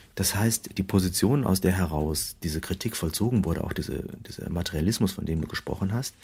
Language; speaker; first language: German; native; German